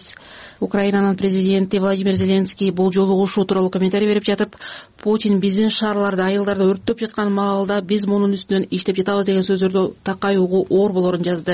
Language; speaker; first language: Kyrgyz; native; Kyrgyz